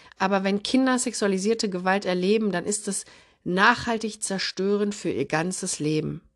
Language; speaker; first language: German; early bilingual, other home language; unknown